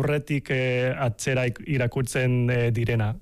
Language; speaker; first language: Basque; non-native, fluent; Cantonese